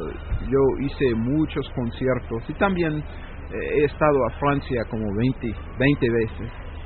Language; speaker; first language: Spanish; non-native, fluent; English